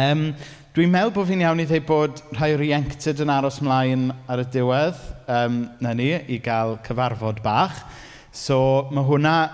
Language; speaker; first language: Welsh; native; Welsh